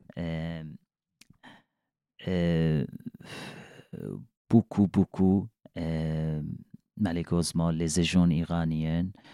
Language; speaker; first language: French; non-native, learner; Persian